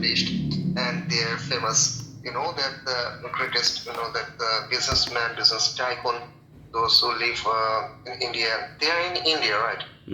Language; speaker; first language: English; non-native, local second language; Bangla